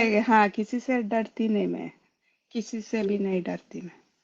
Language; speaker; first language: Hindi; non-native, local second language; Kannada